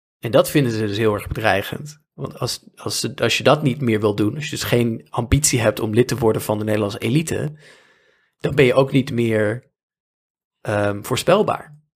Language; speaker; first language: Dutch; native; Dutch